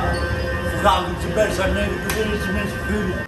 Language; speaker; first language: German; non-native, learner; Polish